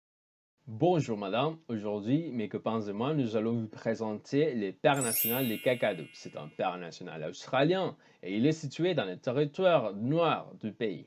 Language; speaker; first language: French; non-native, fluent; Spanish